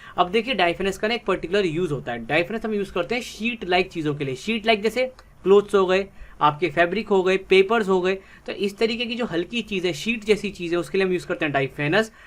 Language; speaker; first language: Hindi; native; Hindi